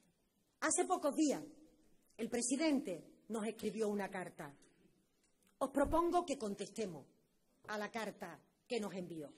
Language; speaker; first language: Spanish; native; Spanish